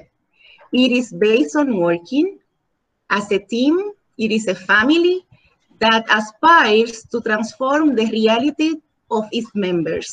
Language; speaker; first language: English; non-native, learner; Spanish